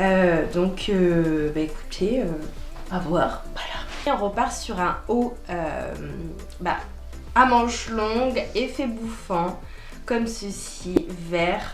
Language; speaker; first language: French; native; French